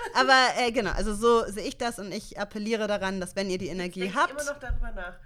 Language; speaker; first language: German; native; German